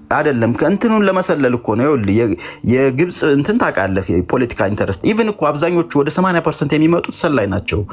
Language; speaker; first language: Amharic; native; Amharic